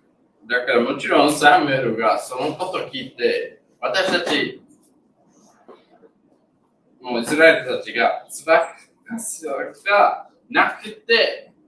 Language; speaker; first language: Japanese; non-native, fluent; English